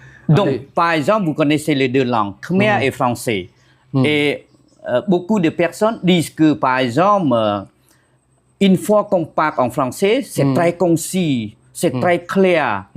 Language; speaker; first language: French; non-native, fluent; Khmer